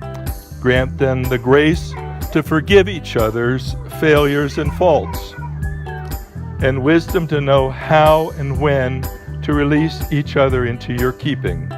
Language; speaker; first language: English; native; English